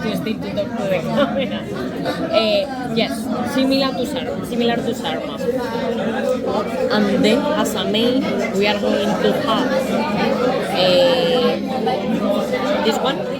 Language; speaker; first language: English; non-native, learner; Spanish